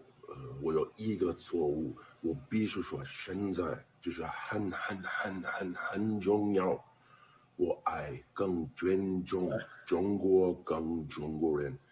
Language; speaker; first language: Chinese; non-native, learner; English